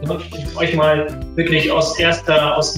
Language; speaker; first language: German; native; German